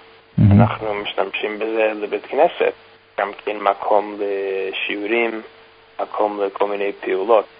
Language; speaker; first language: Hebrew; non-native, fluent; English